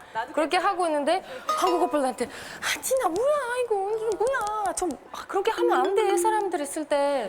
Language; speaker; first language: Korean; non-native, fluent; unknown